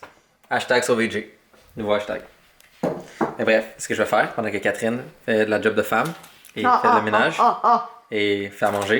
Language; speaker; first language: French; native; French